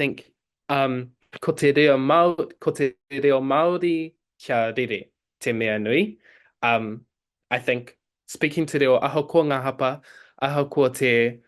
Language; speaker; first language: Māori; non-native, local second language; English